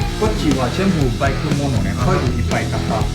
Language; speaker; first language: Japanese; non-native, learner; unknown